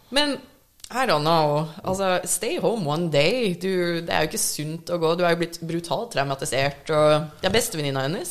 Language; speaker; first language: Norwegian; early bilingual, other home language; English